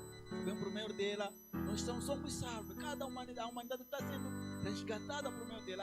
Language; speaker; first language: Portuguese; native; Portuguese